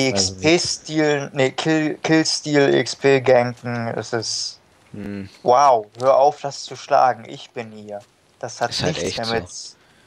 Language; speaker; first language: German; native; German